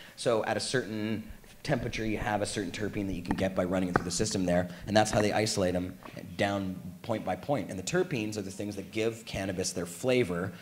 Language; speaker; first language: English; native; English